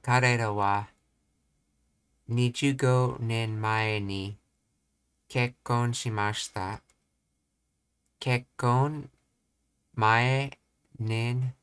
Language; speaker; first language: Japanese; non-native, learner; English